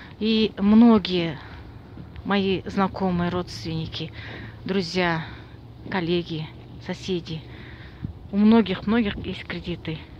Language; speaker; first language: Russian; non-native, local second language; Kazakh